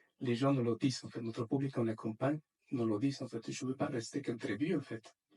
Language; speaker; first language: French; non-native, fluent; Spanish